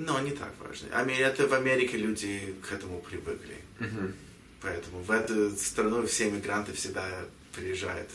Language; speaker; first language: Russian; early bilingual, heritage; Russian